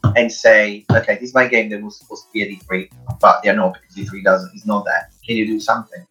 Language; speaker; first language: English; non-native, fluent; Italian